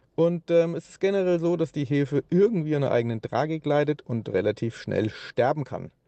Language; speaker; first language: German; native; German